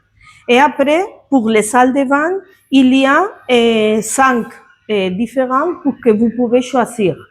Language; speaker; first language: French; non-native, fluent; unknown